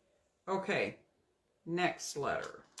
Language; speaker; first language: English; native; English